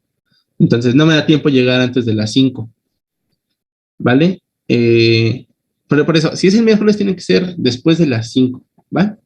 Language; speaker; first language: Spanish; native; Spanish